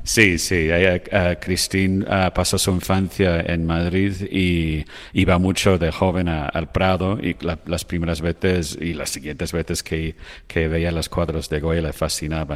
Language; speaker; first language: Spanish; non-native, fluent; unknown